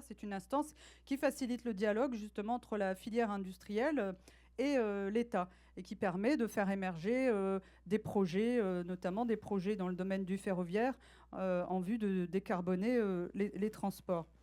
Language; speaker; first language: French; native; French